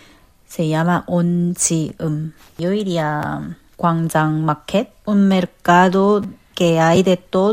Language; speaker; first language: Spanish; non-native, fluent; Korean